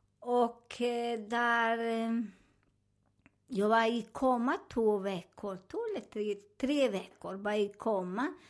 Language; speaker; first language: Swedish; non-native, learner; Spanish